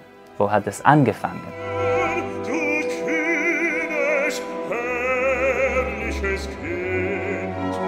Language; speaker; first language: German; non-native, fluent; Hebrew